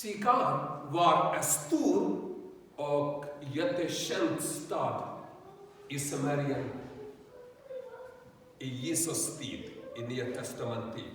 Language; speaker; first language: Swedish; non-native, learner; Urdu